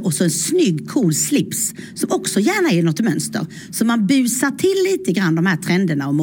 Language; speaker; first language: Swedish; native; Swedish